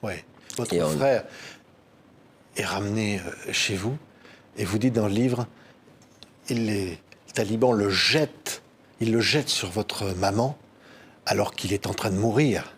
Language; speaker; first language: French; native; French